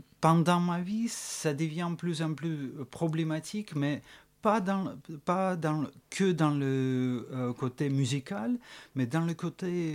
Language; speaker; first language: French; non-native, fluent; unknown